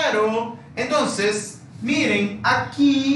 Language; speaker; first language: Spanish; non-native, fluent; Portuguese